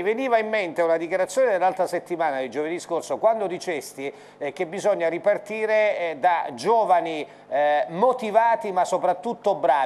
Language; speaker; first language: Italian; native; Italian